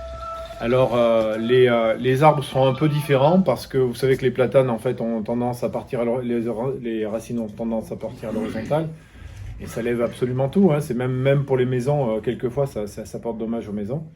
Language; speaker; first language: French; native; French